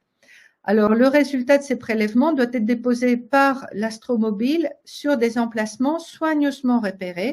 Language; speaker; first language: French; native; French